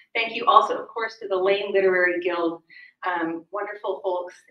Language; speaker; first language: English; native; English